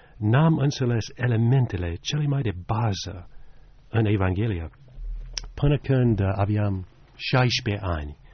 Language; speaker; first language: Romanian; non-native, fluent; English